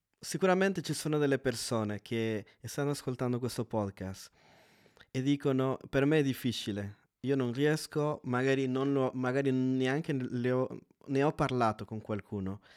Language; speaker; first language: Italian; non-native, fluent; Spanish